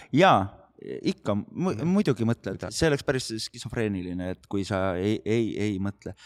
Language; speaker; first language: Estonian; native; Estonian